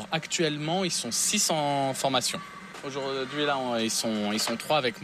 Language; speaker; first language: French; native; French